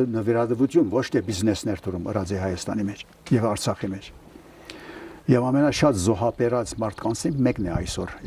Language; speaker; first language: Armenian; early bilingual, heritage; Armenian